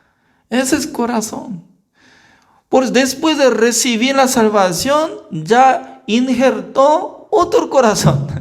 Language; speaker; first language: Spanish; non-native, learner; Korean